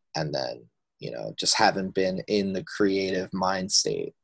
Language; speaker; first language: English; native; English